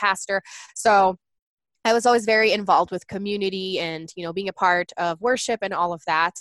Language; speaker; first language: English; non-native, fluent; Portuguese